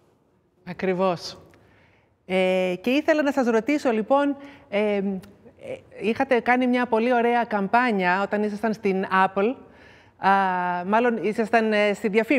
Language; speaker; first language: Greek; native; Greek